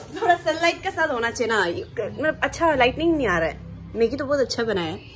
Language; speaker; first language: Hindi; non-native, local second language; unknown